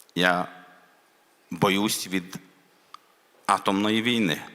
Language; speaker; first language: Ukrainian; non-native, local second language; Hungarian